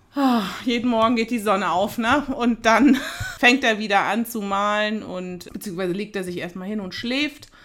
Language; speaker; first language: German; native; German